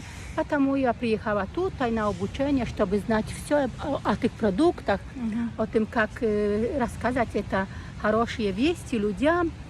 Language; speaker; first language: Russian; non-native, learner; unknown